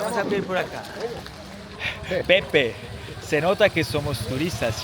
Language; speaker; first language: Spanish; non-native, fluent; Italian